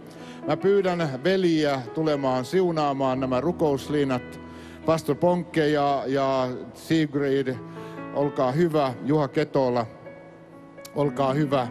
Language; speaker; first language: Finnish; native; Finnish